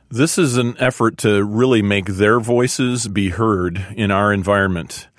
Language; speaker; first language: English; native; English